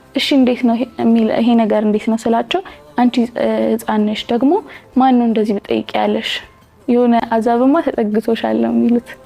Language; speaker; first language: Amharic; native; Amharic